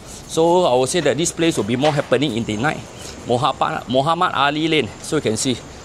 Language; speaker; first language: English; non-native, local second language; Chinese